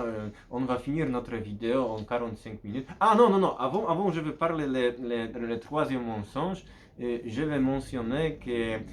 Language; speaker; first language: French; non-native, fluent; Polish